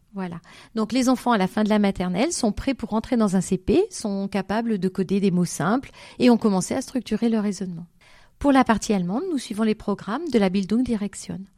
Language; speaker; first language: French; native; French